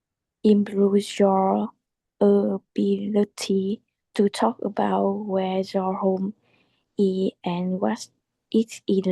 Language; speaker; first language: English; non-native, learner; Chinese